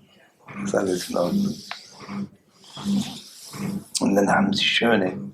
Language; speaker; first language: German; non-native, learner; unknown